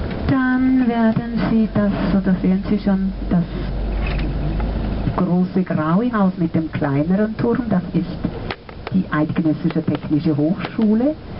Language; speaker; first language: German; native; German